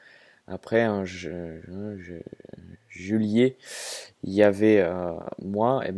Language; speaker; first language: French; non-native, fluent; Russian